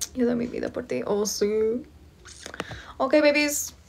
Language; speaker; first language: Spanish; non-native, fluent; English